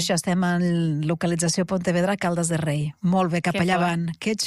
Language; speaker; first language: Catalan; native; Catalan